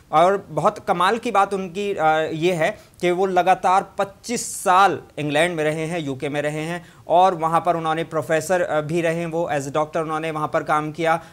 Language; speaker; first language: Hindi; non-native, local second language; Urdu